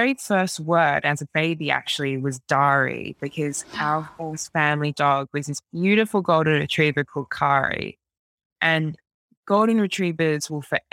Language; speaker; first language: English; native; English